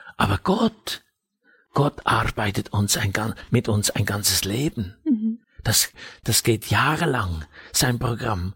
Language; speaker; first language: German; native; German